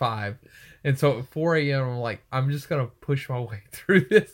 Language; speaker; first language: English; native; English